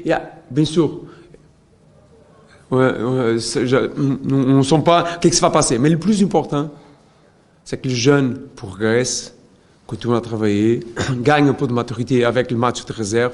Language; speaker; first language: French; non-native, learner; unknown